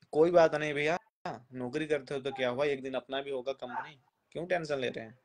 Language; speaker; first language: Hindi; native; Hindi